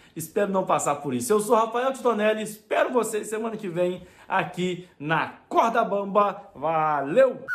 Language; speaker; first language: Portuguese; native; Portuguese